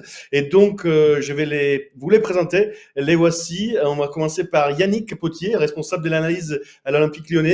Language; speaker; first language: French; native; French